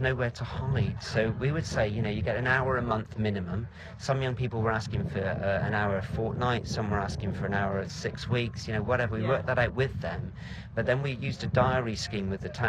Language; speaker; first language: English; native; English